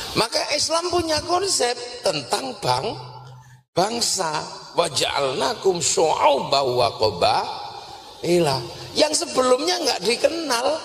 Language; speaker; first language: Indonesian; non-native, local second language; Javanese